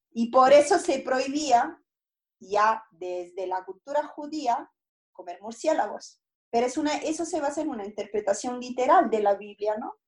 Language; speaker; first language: Spanish; non-native, fluent; Italian